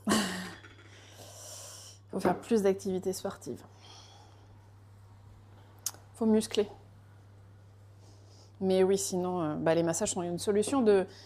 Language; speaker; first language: French; early bilingual, other home language; Portuguese